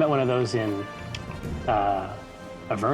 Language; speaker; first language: English; native; English